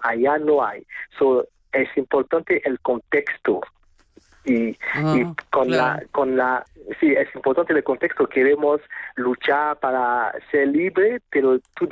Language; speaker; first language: Spanish; non-native, fluent; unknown